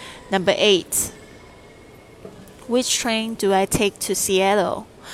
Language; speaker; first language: English; non-native, fluent; Chinese